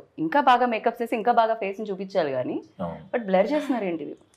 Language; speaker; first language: Telugu; native; Telugu